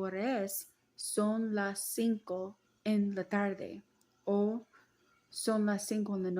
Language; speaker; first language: Spanish; non-native, learner; English